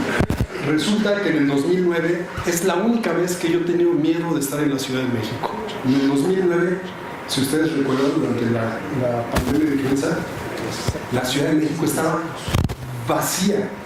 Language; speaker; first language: Spanish; native; Spanish